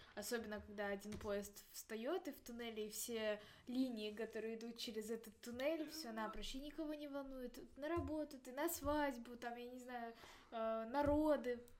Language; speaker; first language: Russian; native; Russian